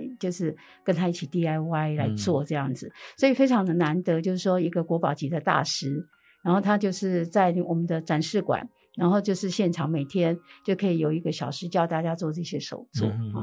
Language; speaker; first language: Chinese; native; Chinese